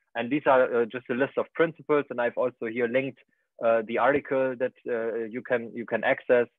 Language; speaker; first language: English; non-native, fluent; German